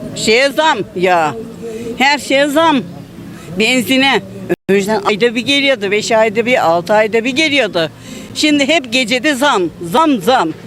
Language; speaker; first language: Turkish; native; Turkish